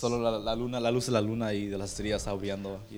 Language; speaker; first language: Spanish; early bilingual, heritage; Spanish